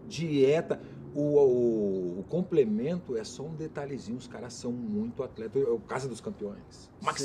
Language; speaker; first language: Portuguese; native; Portuguese